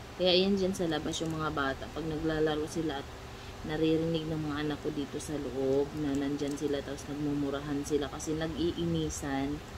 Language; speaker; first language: Filipino; non-native, local second language; Cebuano